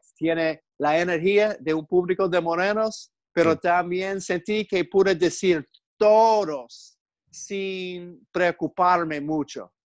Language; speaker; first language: Spanish; non-native, learner; English